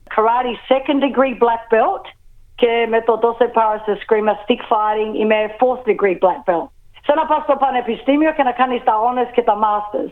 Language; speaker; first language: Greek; early bilingual, heritage; Greek